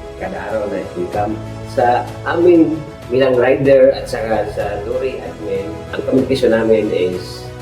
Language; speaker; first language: Filipino; non-native, local second language; Cebuano